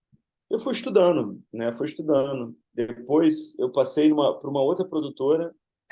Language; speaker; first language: Portuguese; native; Portuguese